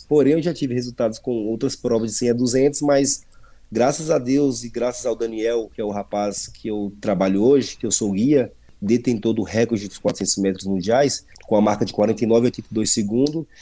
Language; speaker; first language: Portuguese; native; Portuguese